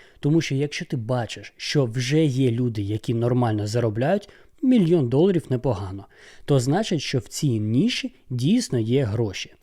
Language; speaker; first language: Ukrainian; non-native, local second language; Russian